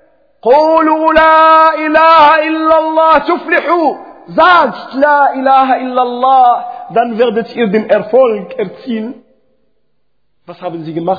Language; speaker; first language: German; non-native, fluent; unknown